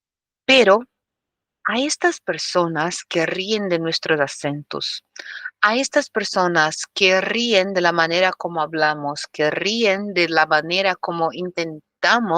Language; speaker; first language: Spanish; non-native, fluent; Portuguese